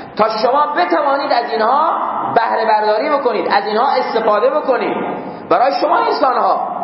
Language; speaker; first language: Persian; non-native, local second language; Baluchi